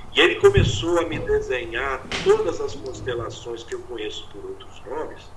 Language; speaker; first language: Portuguese; native; Portuguese